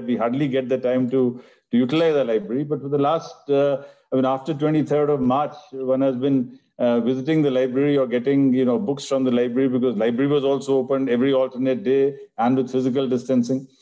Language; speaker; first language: English; non-native, local second language; Punjabi